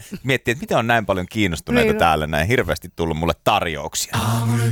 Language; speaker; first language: Finnish; native; Finnish